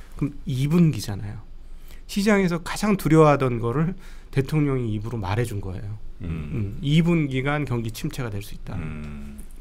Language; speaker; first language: Korean; native; Korean